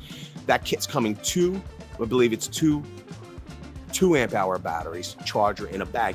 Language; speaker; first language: English; native; English